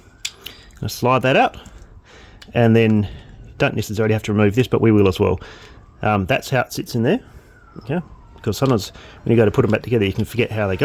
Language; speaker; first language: English; native; English